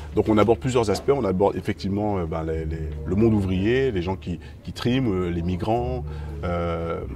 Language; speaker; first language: French; native; French